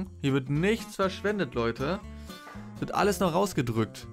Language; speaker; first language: German; native; German